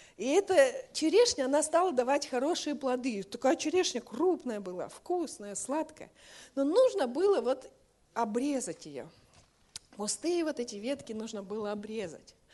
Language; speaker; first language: Russian; native; Russian